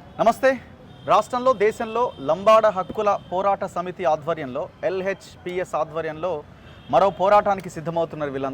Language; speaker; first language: Telugu; native; Telugu